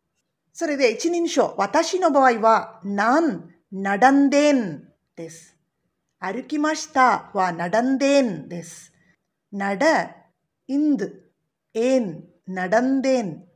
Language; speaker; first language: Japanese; non-native, fluent; Tamil